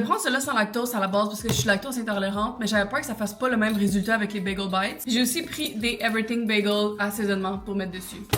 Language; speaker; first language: French; native; French